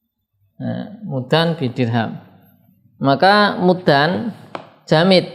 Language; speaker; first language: Arabic; non-native, fluent; Indonesian